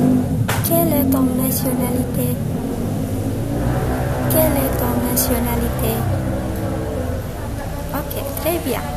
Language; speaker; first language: French; non-native, fluent; Indonesian